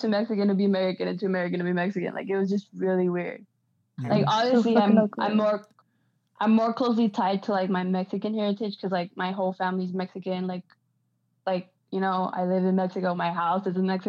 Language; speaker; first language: English; non-native, fluent; Spanish